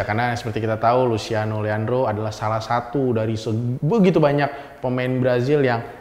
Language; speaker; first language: Indonesian; native; Indonesian